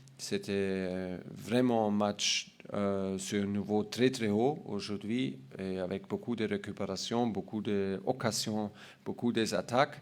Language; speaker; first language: French; non-native, learner; German